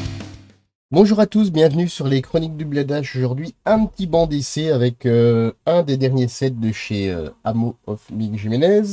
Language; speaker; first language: French; native; French